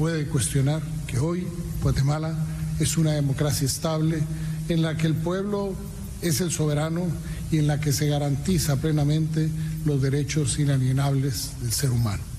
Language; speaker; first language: Spanish; native; Spanish